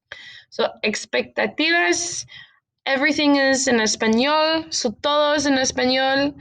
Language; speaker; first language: Spanish; non-native, learner; English